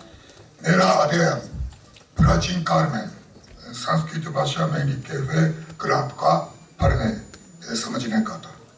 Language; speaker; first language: Hindi; non-native, fluent; Japanese